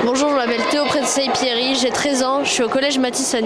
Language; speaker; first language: French; native; French